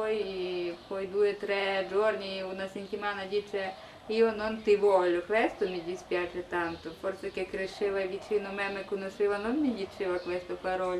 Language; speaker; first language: Italian; non-native, learner; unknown